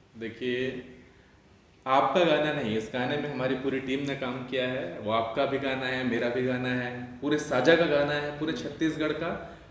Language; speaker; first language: Hindi; non-native, local second language; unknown